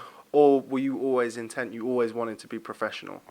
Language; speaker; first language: English; native; English